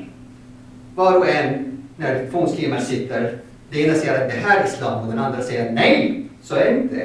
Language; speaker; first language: Swedish; non-native, fluent; Arabic